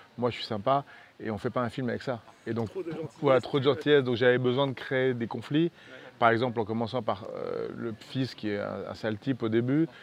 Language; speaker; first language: French; native; French